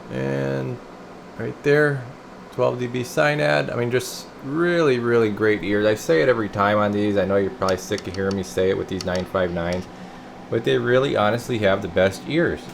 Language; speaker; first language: English; native; English